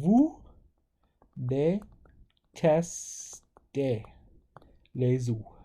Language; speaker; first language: French; non-native, fluent; English